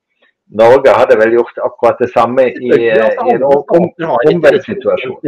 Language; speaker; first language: Norwegian; non-native, fluent; German